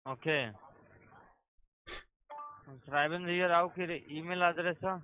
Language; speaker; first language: German; non-native, learner; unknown